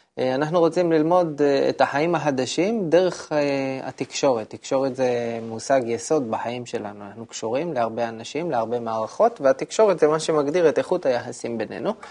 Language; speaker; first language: Hebrew; native; Hebrew